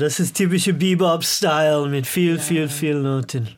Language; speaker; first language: German; non-native, learner; English